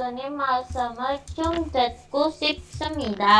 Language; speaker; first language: Korean; non-native, learner; Indonesian